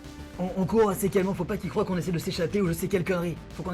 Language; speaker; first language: French; native; French